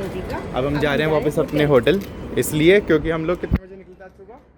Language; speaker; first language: Hindi; native; Hindi